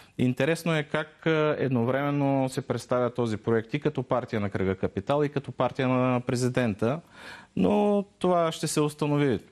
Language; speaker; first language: Bulgarian; non-native, local second language; Turkish